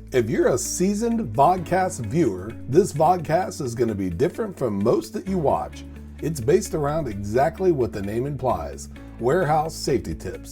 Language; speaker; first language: English; native; English